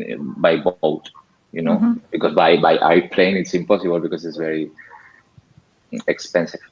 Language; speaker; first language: English; non-native, learner; Spanish